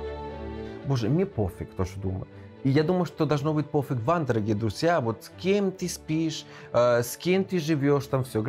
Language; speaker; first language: Ukrainian; non-native, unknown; Spanish